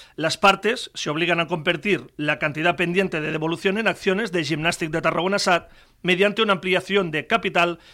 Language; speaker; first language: Spanish; non-native, local second language; Catalan